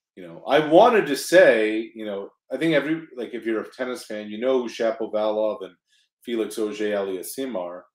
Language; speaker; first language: English; native; English